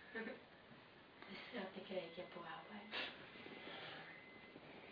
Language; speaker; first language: Danish; non-native, learner; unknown